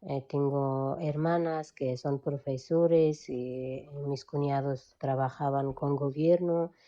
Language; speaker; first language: Spanish; non-native, fluent; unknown